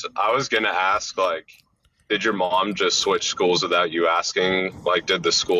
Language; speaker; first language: English; native; English